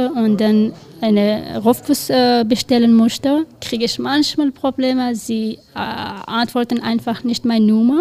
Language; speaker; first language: German; non-native, learner; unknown